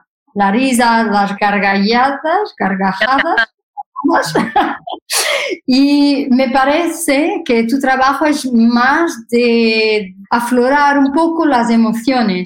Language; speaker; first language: Spanish; non-native, fluent; Portuguese